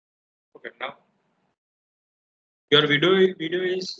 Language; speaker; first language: English; non-native, local second language; Gujarati